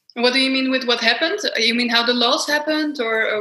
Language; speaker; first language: English; non-native, fluent; Dutch